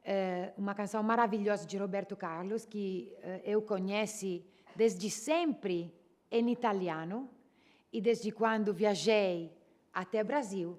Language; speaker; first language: Portuguese; non-native, learner; Italian